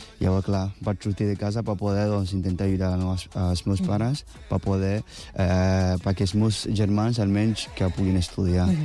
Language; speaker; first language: Catalan; non-native, fluent; Akan